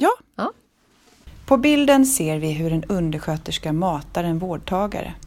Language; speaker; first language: Swedish; native; Swedish